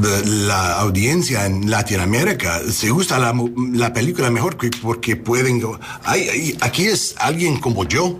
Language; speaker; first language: Spanish; non-native, learner; English